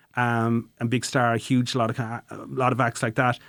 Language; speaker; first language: English; native; English